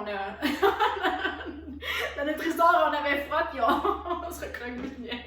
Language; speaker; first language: French; native; French